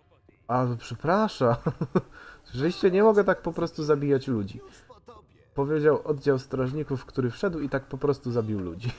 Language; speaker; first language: Polish; native; Polish